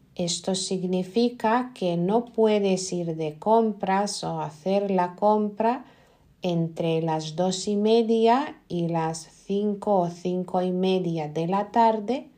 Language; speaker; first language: Spanish; non-native, fluent; Lithuanian